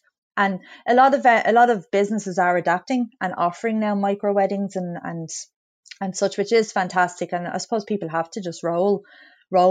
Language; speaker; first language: English; native; English